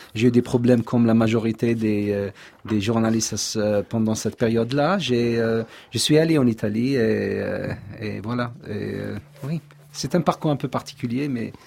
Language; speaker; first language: French; non-native, local second language; Kabyle